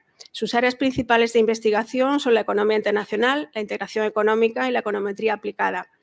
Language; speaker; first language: Spanish; native; Spanish